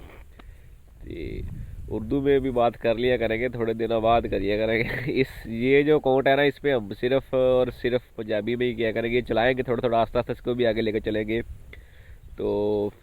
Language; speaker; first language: Urdu; non-native, local second language; Punjabi